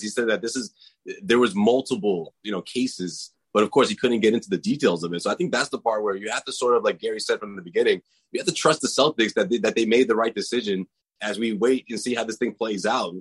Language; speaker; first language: English; native; English